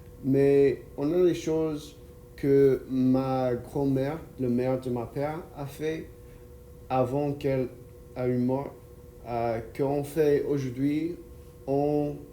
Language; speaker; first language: French; non-native, learner; English